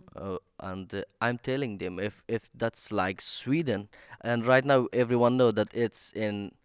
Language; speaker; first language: English; non-native, learner; Persian